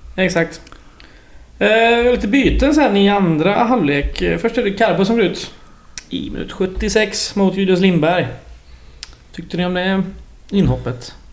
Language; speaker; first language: Swedish; native; Swedish